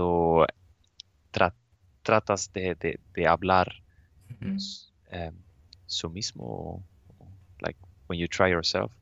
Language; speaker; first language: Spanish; non-native, learner; Swedish